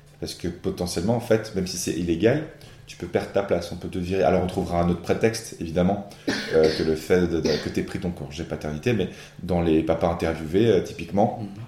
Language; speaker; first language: French; native; French